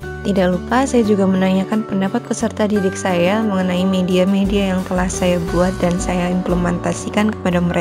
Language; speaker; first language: Indonesian; native; Indonesian